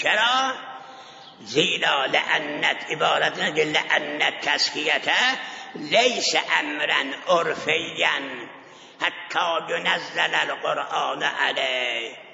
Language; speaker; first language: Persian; non-native, local second language; Azerbaijani